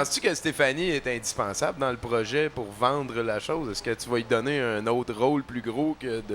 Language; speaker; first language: French; native; French